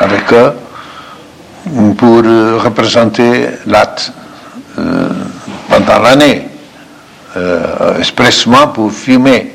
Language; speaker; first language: French; non-native, fluent; Portuguese